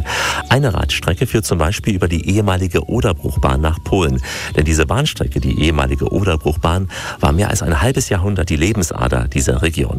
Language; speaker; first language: German; native; German